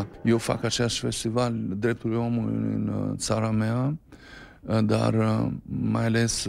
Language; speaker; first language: Romanian; non-native, fluent; Albanian